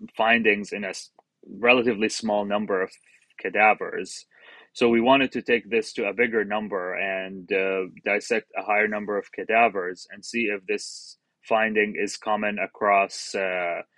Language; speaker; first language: English; non-native, fluent; Arabic